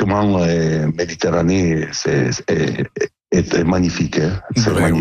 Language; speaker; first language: French; non-native, learner; Italian